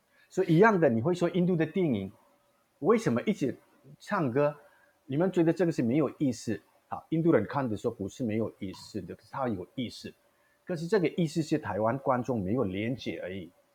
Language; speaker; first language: Chinese; non-native, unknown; Manipuri